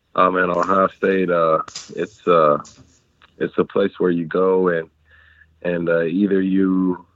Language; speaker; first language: English; native; English